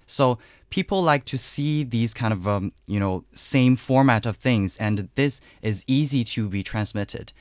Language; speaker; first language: English; non-native, fluent; Chinese